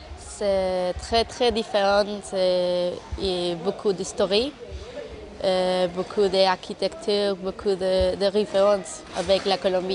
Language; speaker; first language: French; non-native, learner; Spanish